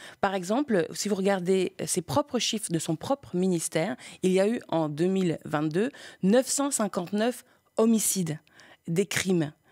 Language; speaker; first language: French; early bilingual, other home language; Spanish